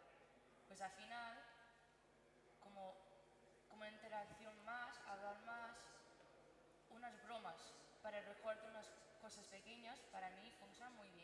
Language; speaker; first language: Spanish; non-native, learner; English